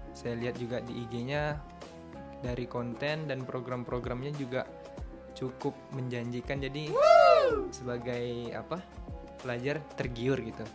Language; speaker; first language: Indonesian; native; Indonesian